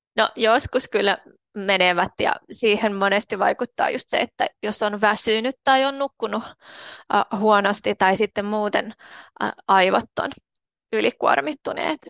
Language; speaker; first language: Finnish; non-native, fluent; Russian